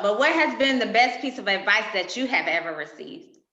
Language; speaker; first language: English; native; English